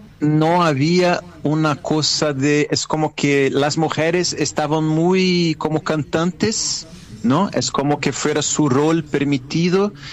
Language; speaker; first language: Spanish; non-native, fluent; Portuguese